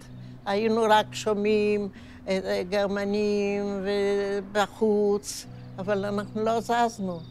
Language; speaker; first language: Hebrew; non-native, fluent; Yiddish